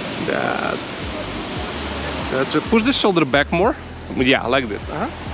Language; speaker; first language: English; non-native, fluent; Ukrainian